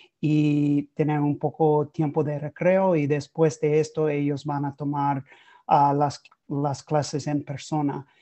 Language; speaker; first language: Spanish; non-native, learner; English